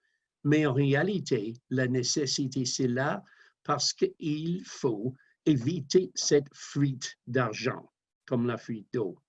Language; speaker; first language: French; non-native, fluent; English